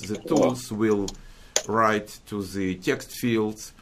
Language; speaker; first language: English; non-native, fluent; Russian